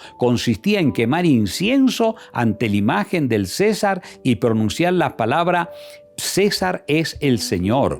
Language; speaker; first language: Spanish; native; Spanish